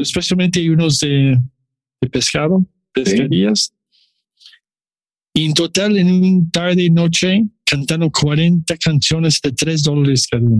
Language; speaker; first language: Spanish; non-native, learner; English